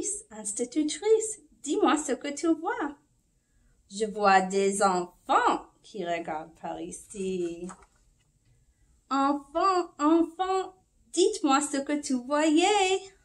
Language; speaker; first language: French; non-native, fluent; English